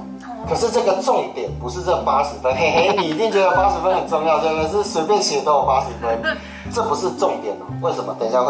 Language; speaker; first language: Chinese; native; Chinese